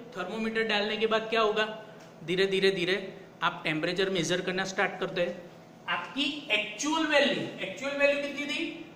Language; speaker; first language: Hindi; non-native, local second language; Gujarati